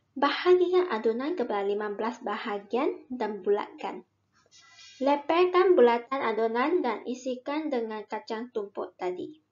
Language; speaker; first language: Malay; non-native, local second language; Min Nan Chinese